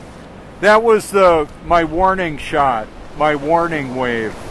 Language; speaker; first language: English; native; English